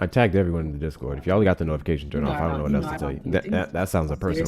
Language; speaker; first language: English; native; English